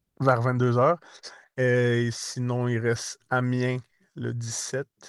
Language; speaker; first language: French; native; French